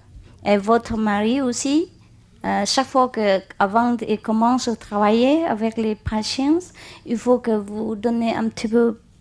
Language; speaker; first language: French; non-native, fluent; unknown